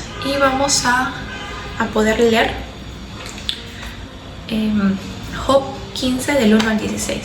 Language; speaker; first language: Spanish; native; Spanish